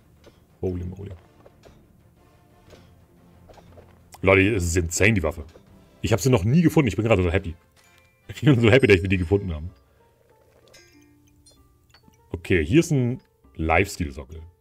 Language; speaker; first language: German; native; German